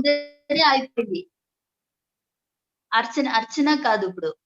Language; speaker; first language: Telugu; non-native, learner; Malayalam